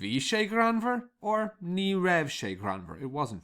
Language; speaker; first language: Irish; non-native, local second language; English